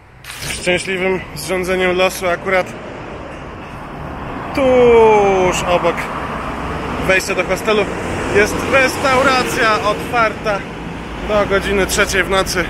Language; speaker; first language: Polish; native; Polish